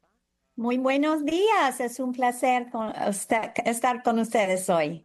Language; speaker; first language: Spanish; non-native, fluent; English